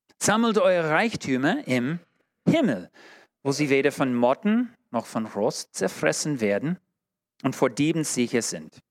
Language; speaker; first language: German; non-native, fluent; English